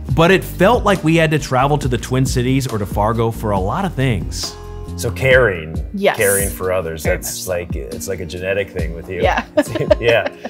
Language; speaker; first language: English; native; English